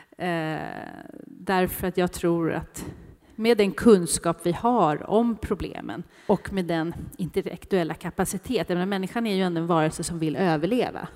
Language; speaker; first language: Swedish; native; Swedish